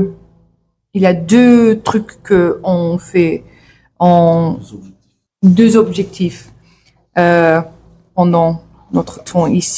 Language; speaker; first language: French; non-native, learner; English